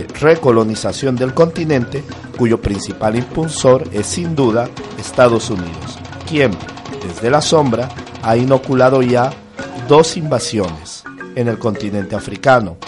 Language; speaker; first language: Spanish; native; Spanish